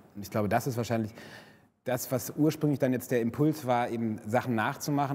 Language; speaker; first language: German; native; German